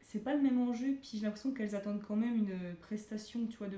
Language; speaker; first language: French; native; French